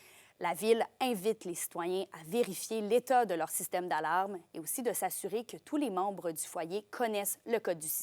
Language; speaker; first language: French; native; French